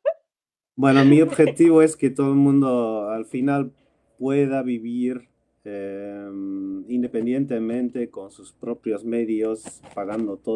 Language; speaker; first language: Spanish; non-native, fluent; Dutch